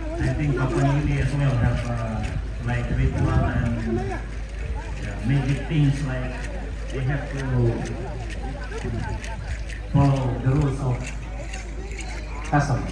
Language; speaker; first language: English; non-native, learner; Indonesian